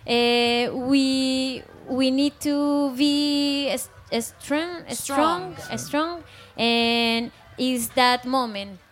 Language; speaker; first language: English; non-native, learner; Spanish